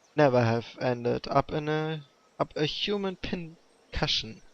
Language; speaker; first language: English; non-native, fluent; German